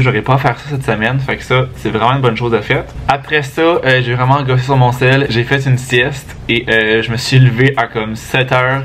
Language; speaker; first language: French; native; French